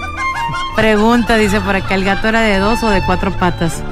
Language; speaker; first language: Spanish; native; Spanish